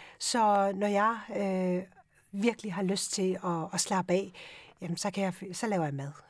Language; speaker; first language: Danish; early bilingual, other home language; Urdu